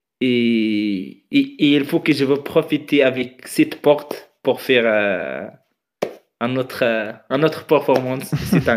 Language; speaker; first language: French; non-native, fluent; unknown